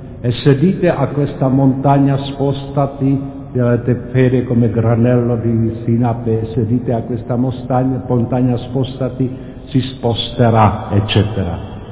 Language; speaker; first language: Italian; non-native, fluent; Czech